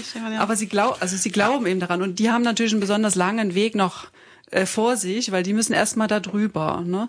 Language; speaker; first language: German; native; German